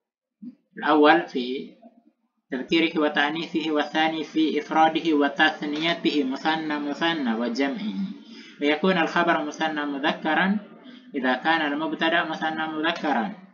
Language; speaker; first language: Arabic; non-native, fluent; Indonesian